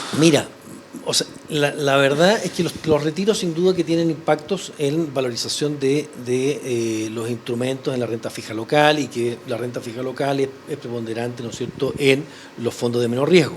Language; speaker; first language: Spanish; native; Spanish